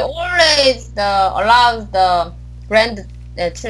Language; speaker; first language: English; non-native, learner; Korean